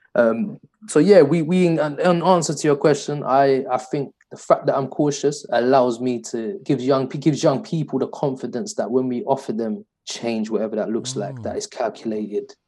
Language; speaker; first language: English; native; English